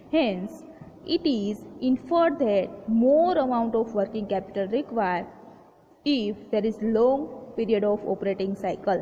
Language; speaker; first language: English; non-native, local second language; Gujarati